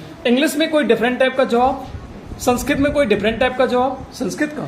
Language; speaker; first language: Hindi; native; Hindi